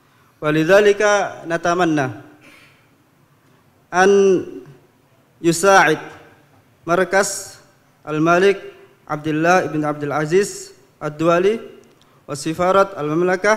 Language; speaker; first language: Arabic; non-native, fluent; Indonesian